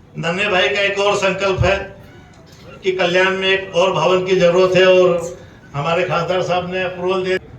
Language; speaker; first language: Hindi; native; Hindi